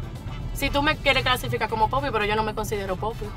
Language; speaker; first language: Spanish; native; Spanish